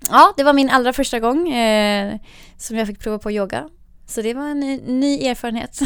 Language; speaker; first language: Swedish; native; Swedish